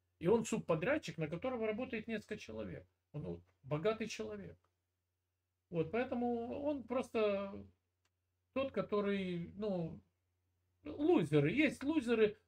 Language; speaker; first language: Russian; native; Russian